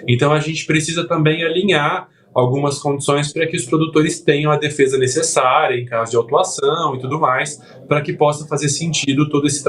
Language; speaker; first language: Portuguese; native; Portuguese